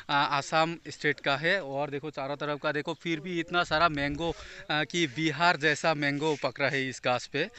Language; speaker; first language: Hindi; non-native, local second language; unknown